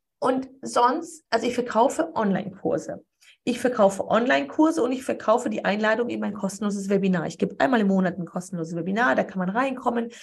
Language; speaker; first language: German; early bilingual, other home language; Polish